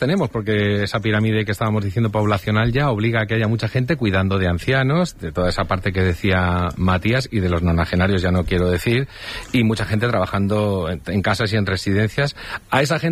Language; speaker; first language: Spanish; native; Spanish